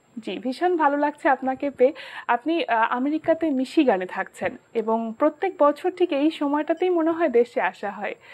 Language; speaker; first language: Bangla; native; Bangla